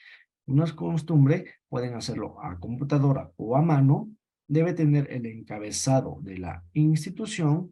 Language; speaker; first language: Spanish; native; Spanish